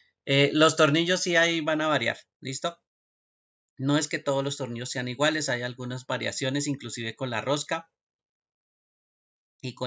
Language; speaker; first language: Spanish; native; Spanish